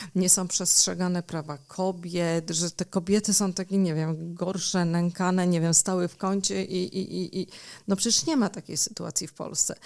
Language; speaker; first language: Polish; native; Polish